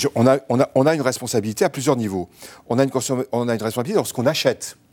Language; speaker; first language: French; native; French